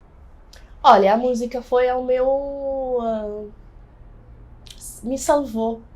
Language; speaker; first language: Portuguese; non-native, fluent; Arabic